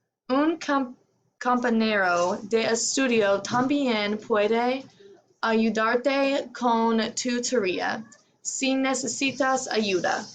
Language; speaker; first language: Spanish; non-native, learner; English